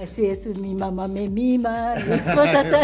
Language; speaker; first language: Spanish; non-native, fluent; Japanese